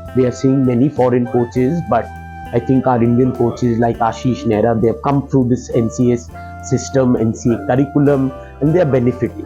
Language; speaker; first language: English; non-native, local second language; Bangla